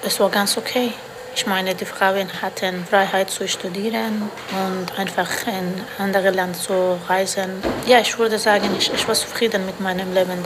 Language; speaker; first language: German; non-native, learner; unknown